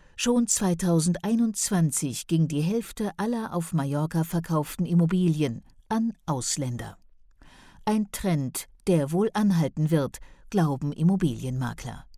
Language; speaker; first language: German; native; German